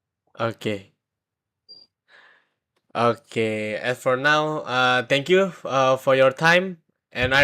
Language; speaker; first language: English; non-native, learner; Indonesian